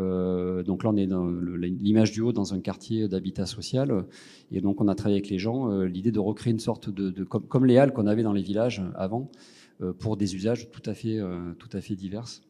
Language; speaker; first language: French; native; French